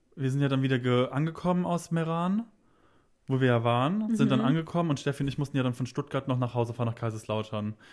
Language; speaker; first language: German; native; German